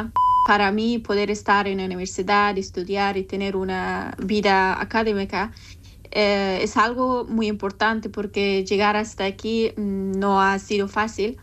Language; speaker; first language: Spanish; non-native, learner; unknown